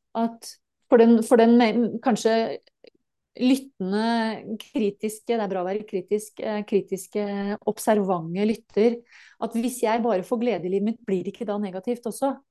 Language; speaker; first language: Norwegian; native; Norwegian